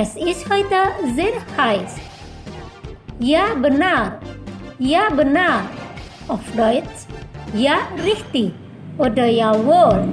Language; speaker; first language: German; non-native, learner; Indonesian